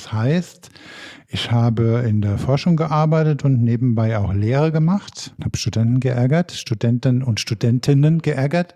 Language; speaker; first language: German; native; German